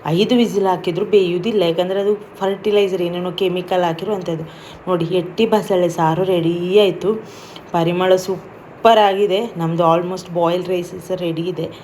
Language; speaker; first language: Kannada; non-native, local second language; Tulu